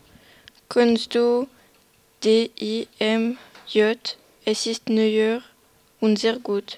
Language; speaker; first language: German; non-native, learner; French